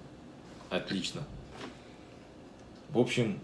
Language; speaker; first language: Russian; native; Russian